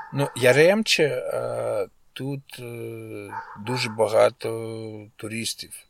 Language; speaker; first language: Ukrainian; non-native, local second language; Russian